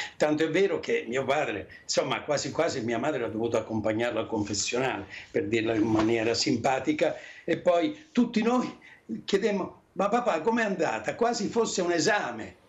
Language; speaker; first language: Italian; native; Italian